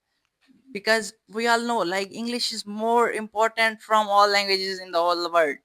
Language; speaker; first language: English; non-native, fluent; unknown